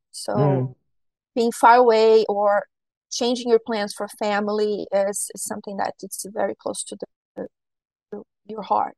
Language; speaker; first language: English; non-native, fluent; Portuguese